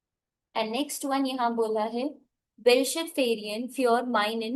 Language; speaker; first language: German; non-native, fluent; Hindi